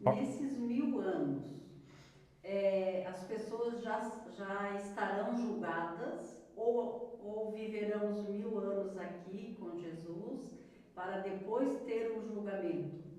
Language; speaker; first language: Portuguese; native; Portuguese